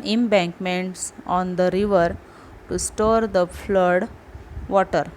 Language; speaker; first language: English; non-native, local second language; Marathi